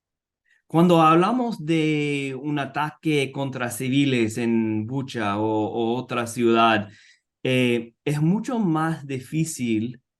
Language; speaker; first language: Spanish; non-native, fluent; English